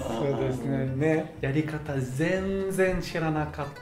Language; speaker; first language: Japanese; non-native, learner; French